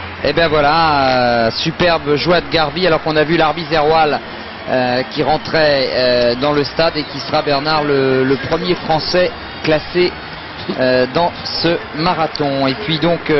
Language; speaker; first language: French; native; French